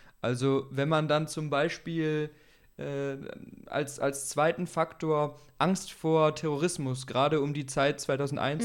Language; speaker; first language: German; native; German